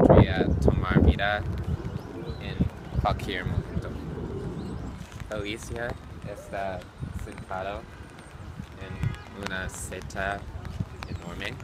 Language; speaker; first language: Spanish; non-native, learner; English